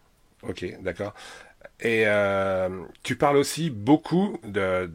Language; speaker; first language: French; native; French